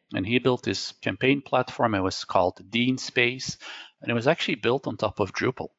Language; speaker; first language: English; non-native, fluent; Dutch